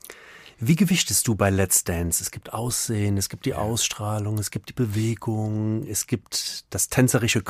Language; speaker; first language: German; native; German